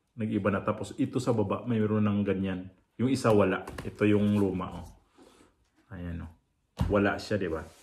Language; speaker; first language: Filipino; non-native, local second language; Cebuano